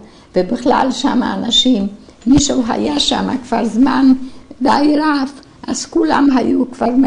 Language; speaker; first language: Hebrew; non-native, fluent; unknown